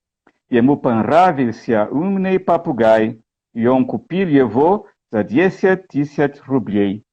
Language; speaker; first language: Russian; non-native, learner; Portuguese